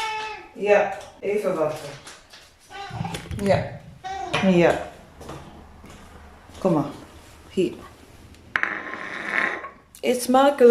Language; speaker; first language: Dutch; non-native, learner; French